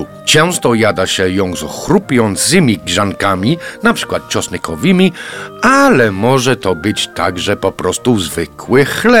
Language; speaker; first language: Polish; non-native, fluent; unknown